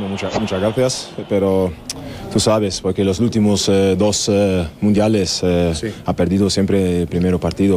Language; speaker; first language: Spanish; non-native, learner; German